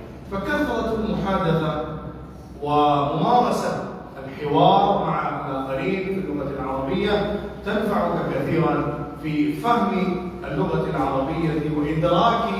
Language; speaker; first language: Arabic; non-native, fluent; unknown